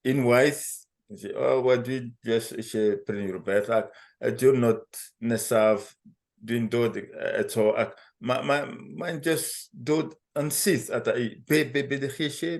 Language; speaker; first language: Welsh; non-native, fluent; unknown